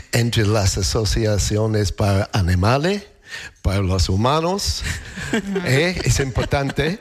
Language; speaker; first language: Spanish; non-native, fluent; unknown